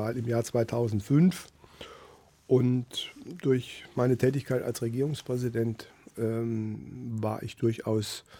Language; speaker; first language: German; native; German